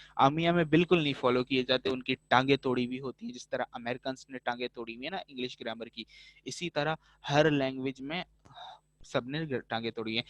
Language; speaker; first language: Urdu; native; Urdu